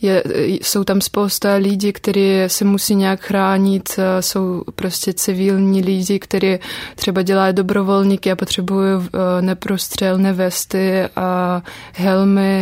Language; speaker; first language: Czech; non-native, fluent; Russian